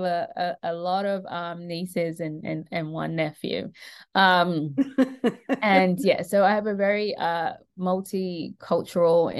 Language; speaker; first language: English; native; English